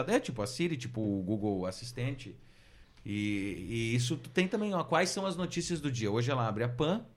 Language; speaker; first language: Portuguese; native; Portuguese